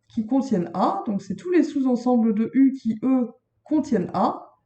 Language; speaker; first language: French; native; French